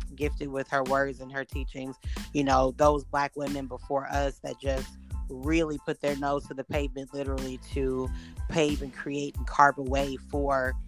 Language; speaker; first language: English; native; English